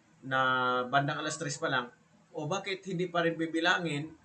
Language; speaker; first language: Filipino; native; Filipino